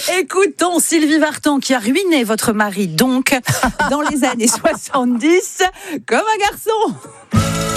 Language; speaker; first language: French; native; French